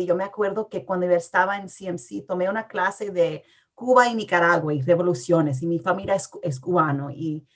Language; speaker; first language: Spanish; early bilingual, heritage; English